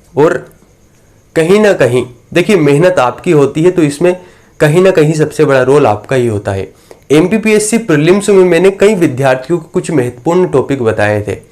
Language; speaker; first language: Hindi; native; Hindi